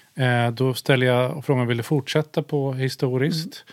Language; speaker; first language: Swedish; native; Swedish